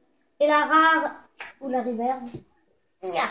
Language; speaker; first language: French; native; French